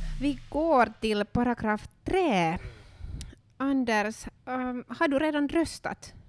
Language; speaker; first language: Swedish; non-native, local second language; Finnish